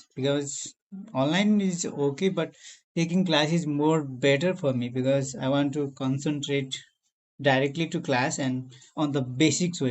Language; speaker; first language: English; non-native, learner; Nepali